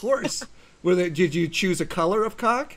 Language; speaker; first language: English; native; English